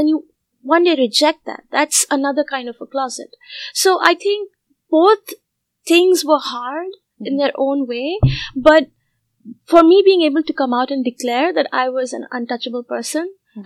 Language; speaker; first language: English; non-native, local second language; Hindi